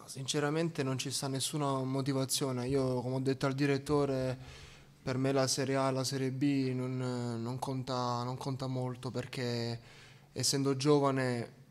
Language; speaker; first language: Italian; native; Italian